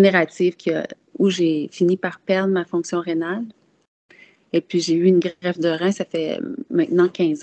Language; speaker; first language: French; native; French